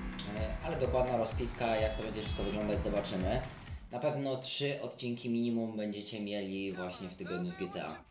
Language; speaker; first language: Polish; native; Polish